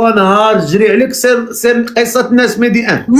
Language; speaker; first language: Arabic; native; Arabic